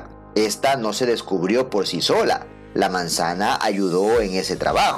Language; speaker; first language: Spanish; native; Spanish